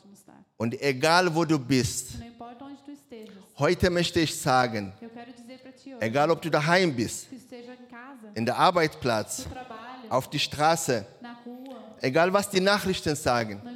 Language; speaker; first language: German; non-native, learner; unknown